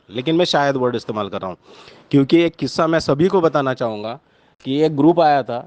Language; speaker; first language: Hindi; non-native, local second language; Marathi